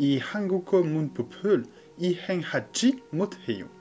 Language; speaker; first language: Korean; non-native, fluent; French